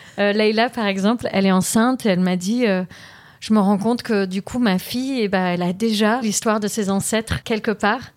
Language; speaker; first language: French; early bilingual, heritage; French